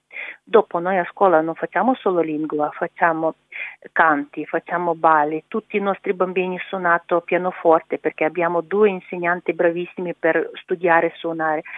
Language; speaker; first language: Italian; non-native, learner; Ukrainian